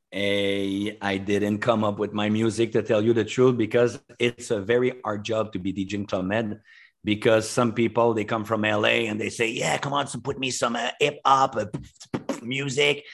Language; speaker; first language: English; non-native, fluent; French